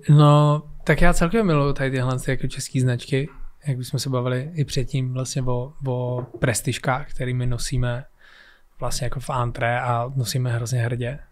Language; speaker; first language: Czech; native; Czech